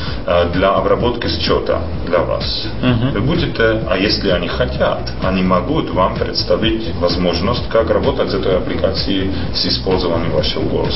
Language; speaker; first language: Russian; non-native, fluent; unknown